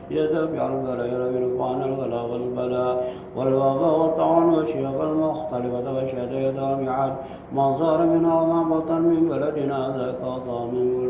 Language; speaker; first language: Arabic; non-native, fluent; Indonesian